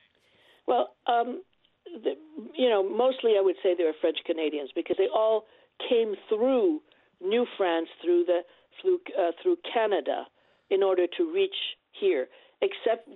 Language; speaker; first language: English; non-native, fluent; French